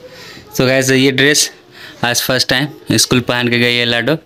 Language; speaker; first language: Hindi; native; Hindi